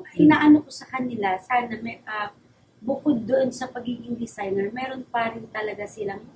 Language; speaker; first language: Filipino; native; Filipino